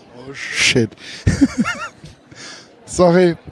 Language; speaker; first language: German; native; German